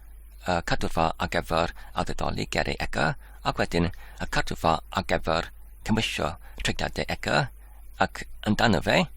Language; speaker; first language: Welsh; non-native, learner; English